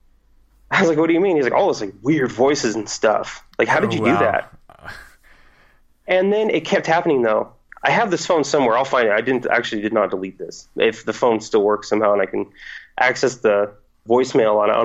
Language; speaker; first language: English; native; English